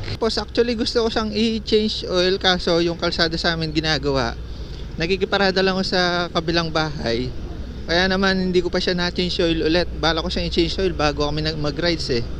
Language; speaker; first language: Filipino; non-native, local second language; Pampanga